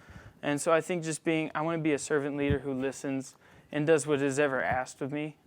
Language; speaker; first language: English; native; English